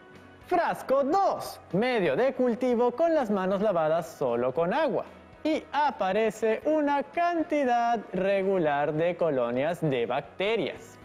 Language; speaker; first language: Spanish; native; Spanish